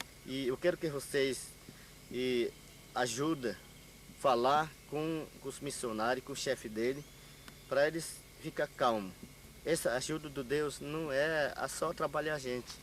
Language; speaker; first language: Portuguese; non-native, local second language; Yanomámi